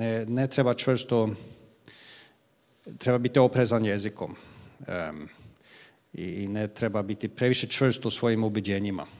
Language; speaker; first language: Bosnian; non-native, fluent; Swedish